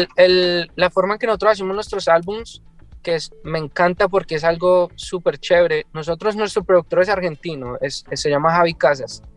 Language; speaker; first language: Spanish; native; Spanish